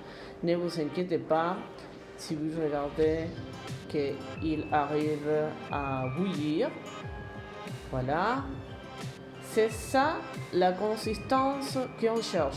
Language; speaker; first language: French; non-native, learner; Spanish